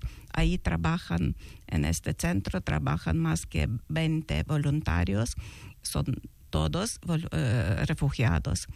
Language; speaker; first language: Spanish; non-native, learner; Ukrainian